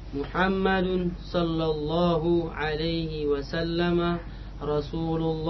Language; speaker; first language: Arabic; non-native, learner; Indonesian